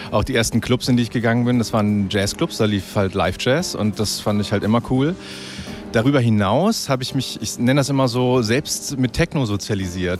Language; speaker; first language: German; native; German